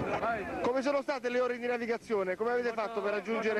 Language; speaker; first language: Italian; native; Italian